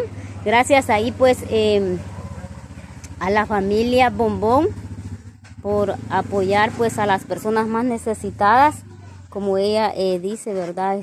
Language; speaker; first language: Spanish; native; Spanish